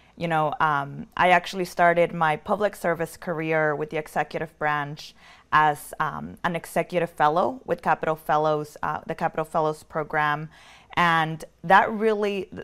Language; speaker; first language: English; early bilingual, other home language; Spanish